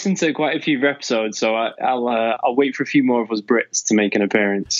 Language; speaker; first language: English; native; English